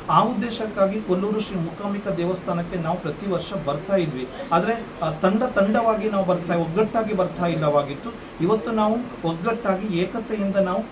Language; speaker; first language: Kannada; non-native, local second language; Marathi